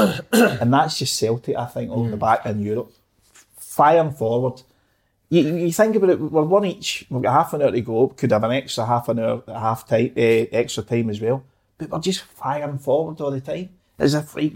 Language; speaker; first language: English; native; English